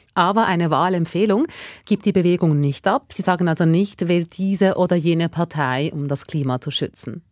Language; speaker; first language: German; native; German